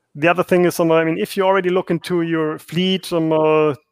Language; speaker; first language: English; non-native, fluent; German